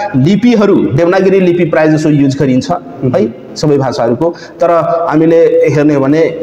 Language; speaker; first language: Nepali; non-native, local second language; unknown